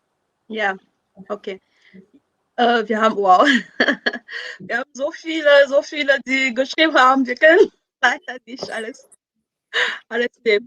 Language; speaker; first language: German; non-native, fluent; French